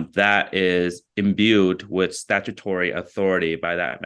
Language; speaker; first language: English; early bilingual, other home language; Vietnamese